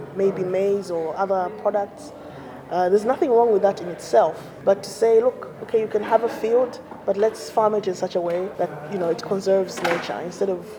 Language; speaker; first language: English; non-native, local second language; Bemba